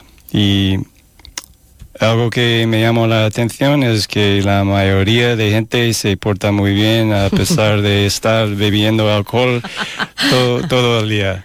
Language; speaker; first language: Spanish; non-native, fluent; English